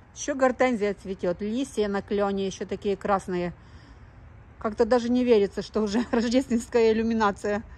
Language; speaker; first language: Russian; native; Russian